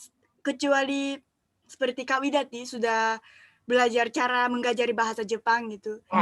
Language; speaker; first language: Indonesian; non-native, fluent; Japanese